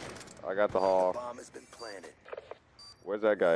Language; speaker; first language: English; native; English